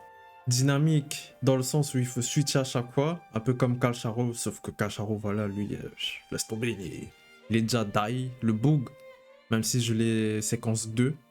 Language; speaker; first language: French; native; French